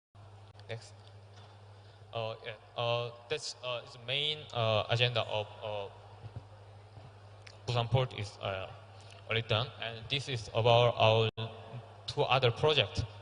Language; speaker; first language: English; non-native, learner; Korean